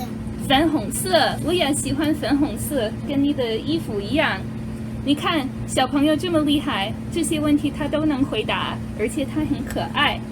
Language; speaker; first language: Chinese; non-native, fluent; English